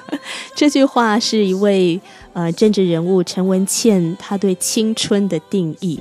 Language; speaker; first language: Chinese; native; Chinese